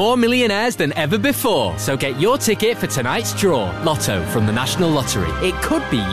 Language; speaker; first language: English; native; English